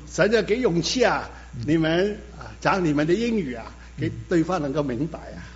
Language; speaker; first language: Chinese; native; Chinese